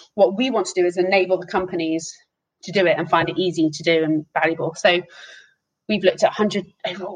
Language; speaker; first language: English; native; English